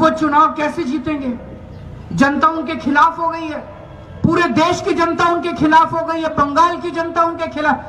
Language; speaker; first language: Hindi; native; Hindi